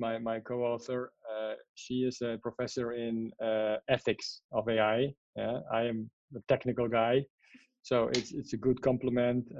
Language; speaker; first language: English; non-native, fluent; Dutch